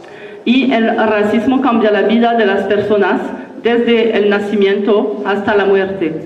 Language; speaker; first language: Spanish; non-native, learner; French